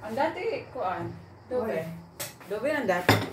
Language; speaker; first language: Italian; non-native, learner; Cebuano